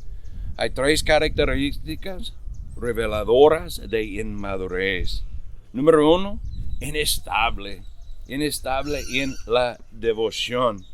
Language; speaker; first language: Spanish; non-native, fluent; English